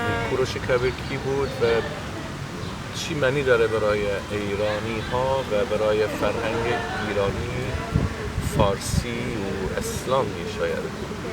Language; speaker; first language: Persian; non-native, learner; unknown